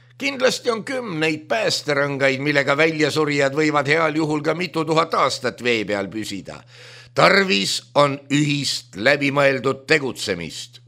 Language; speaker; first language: Estonian; native; Estonian